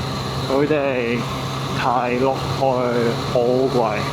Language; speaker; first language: Chinese; non-native, learner; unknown